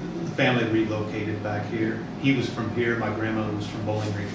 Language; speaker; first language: English; native; English